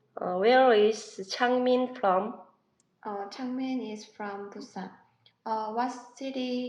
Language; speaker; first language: English; non-native, learner; Korean